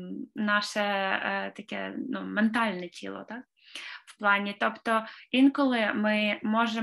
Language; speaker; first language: Ukrainian; native; Ukrainian